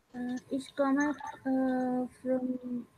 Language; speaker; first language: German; non-native, learner; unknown